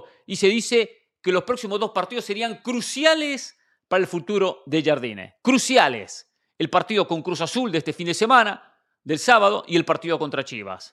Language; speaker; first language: Spanish; native; Spanish